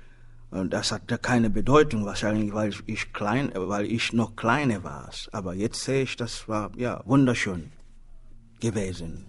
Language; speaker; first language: German; non-native, learner; Swahili